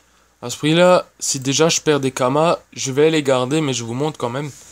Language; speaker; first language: French; native; French